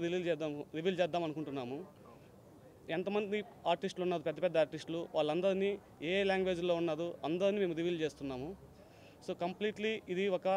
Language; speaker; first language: Telugu; native; Telugu